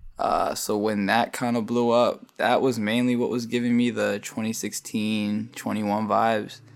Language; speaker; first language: English; native; English